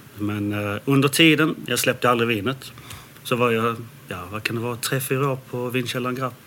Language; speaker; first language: Swedish; early bilingual, other home language; Danish